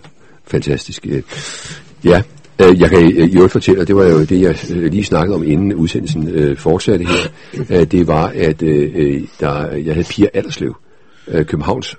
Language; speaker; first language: Danish; native; Danish